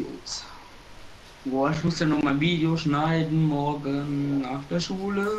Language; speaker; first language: German; native; German